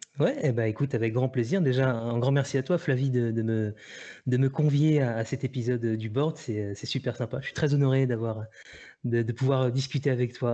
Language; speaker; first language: French; native; French